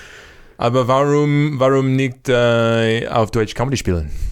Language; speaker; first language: German; non-native, learner; English